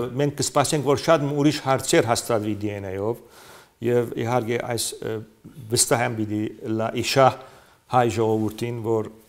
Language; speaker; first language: Armenian; early bilingual, heritage; Armenian